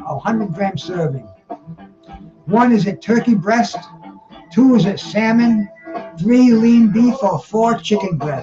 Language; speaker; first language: English; native; English